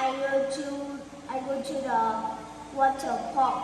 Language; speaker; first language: English; non-native, learner; Vietnamese